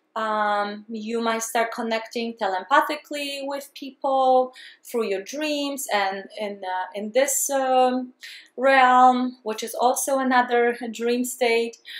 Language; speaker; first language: English; non-native, fluent; Polish